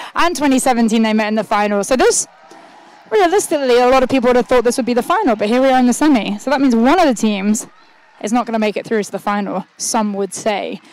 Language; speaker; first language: English; native; English